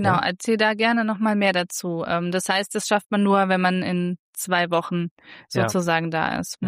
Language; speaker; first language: German; native; German